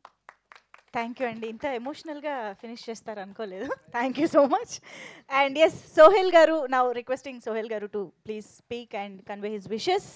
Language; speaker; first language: Telugu; native; Telugu